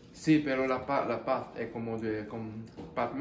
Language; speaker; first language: Spanish; non-native, learner; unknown